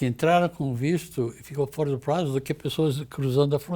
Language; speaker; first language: Portuguese; non-native, fluent; English